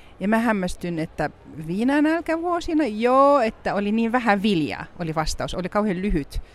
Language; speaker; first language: Finnish; non-native, fluent; Arabic